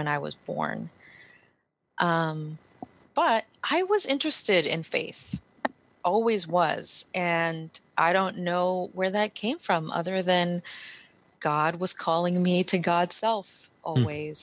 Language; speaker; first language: English; early bilingual, other home language; Spanish